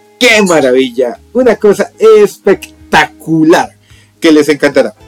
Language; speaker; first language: Spanish; native; Spanish